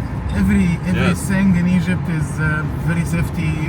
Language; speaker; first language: English; non-native, learner; Arabic